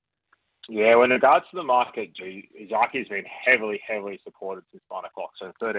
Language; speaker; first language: English; native; English